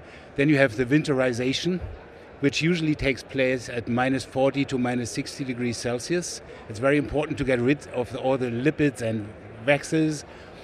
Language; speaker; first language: English; non-native, fluent; German